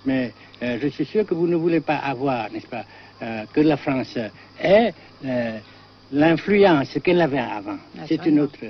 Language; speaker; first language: French; non-native, fluent; Vietnamese